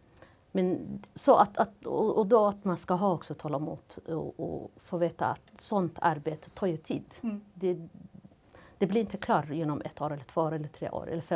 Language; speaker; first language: Swedish; non-native, fluent; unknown